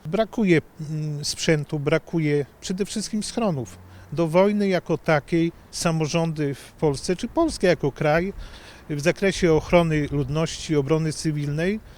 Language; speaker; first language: Polish; native; Polish